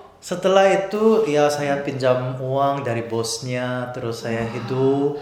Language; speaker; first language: Indonesian; non-native, fluent; Korean